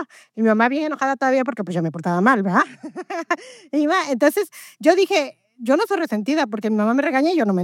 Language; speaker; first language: Spanish; native; Spanish